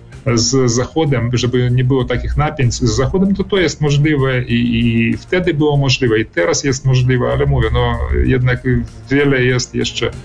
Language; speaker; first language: Polish; early bilingual, heritage; Polish